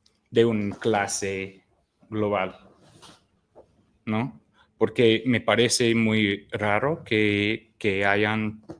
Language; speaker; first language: Spanish; non-native, fluent; English